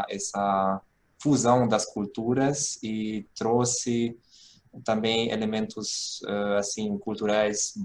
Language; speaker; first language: Portuguese; non-native, fluent; Hungarian